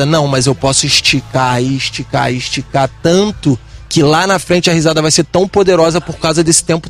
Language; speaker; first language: Portuguese; native; Portuguese